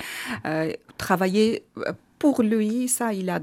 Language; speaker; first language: French; non-native, learner; Armenian